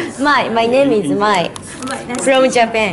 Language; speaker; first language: English; non-native, learner; Japanese